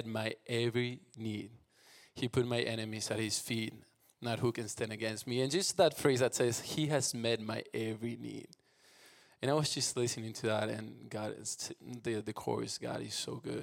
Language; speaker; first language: English; non-native, fluent; Spanish